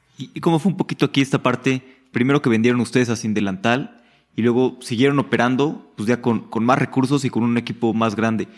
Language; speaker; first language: Spanish; native; Spanish